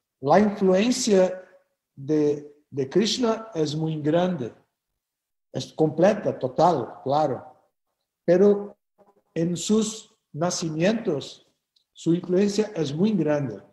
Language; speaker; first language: Spanish; non-native, fluent; Portuguese